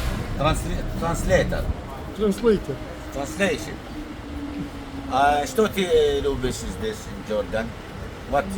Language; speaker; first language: Russian; non-native, learner; Arabic